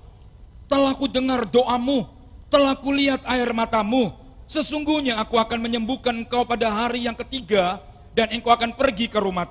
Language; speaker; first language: Indonesian; non-native, local second language; Javanese